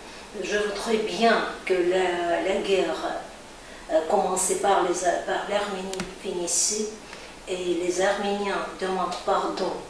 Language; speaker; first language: French; non-native, fluent; Azerbaijani